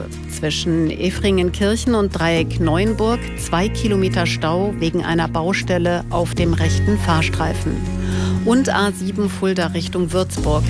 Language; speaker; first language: German; native; German